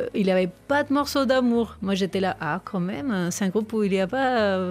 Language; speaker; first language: French; non-native, fluent; Spanish